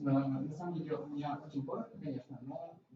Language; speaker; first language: Russian; native; Russian